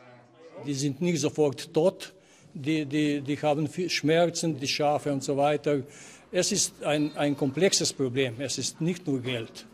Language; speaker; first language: German; non-native, fluent; Slovenian